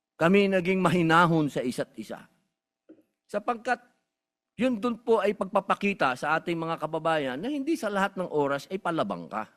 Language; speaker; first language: Filipino; native; Filipino